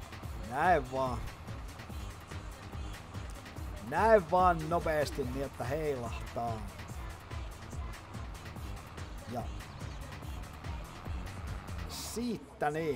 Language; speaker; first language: Finnish; native; Finnish